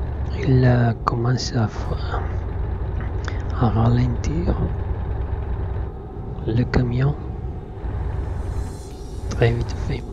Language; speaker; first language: French; non-native, learner; Italian